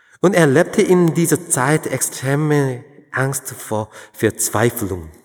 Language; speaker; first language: German; non-native, fluent; Korean